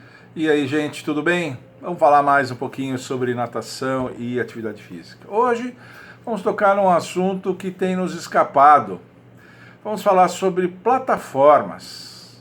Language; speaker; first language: Portuguese; native; Portuguese